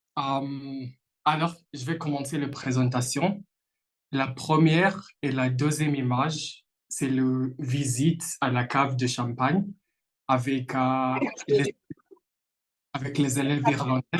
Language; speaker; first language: French; non-native, fluent; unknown